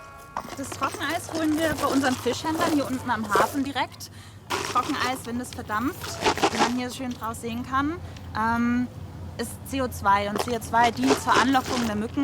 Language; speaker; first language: German; native; German